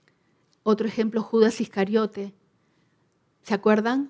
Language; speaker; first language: Spanish; native; Spanish